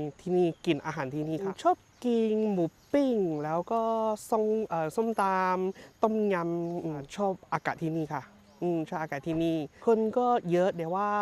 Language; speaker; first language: Thai; non-native, learner; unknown